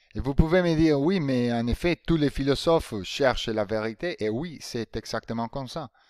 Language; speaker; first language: French; non-native, fluent; Spanish